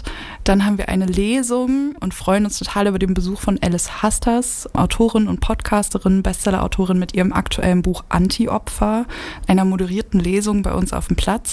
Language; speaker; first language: German; native; German